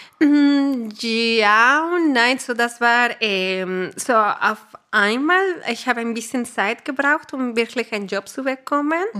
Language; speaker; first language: German; non-native, fluent; Spanish